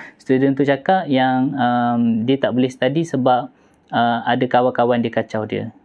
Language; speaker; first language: Malay; native; Malay